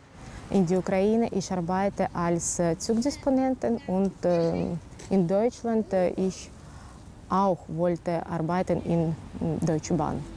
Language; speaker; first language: German; non-native, learner; Ukrainian